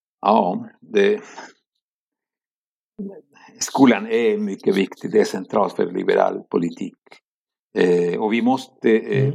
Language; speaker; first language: Swedish; non-native, fluent; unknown